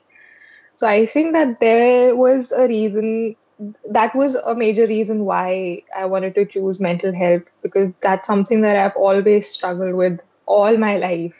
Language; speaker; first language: English; non-native, local second language; Hindi